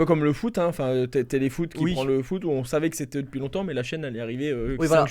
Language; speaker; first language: French; native; French